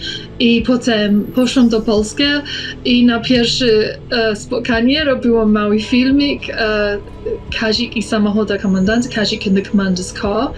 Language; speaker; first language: Polish; early bilingual, heritage; English